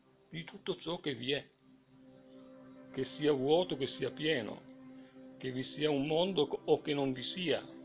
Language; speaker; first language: Italian; native; Italian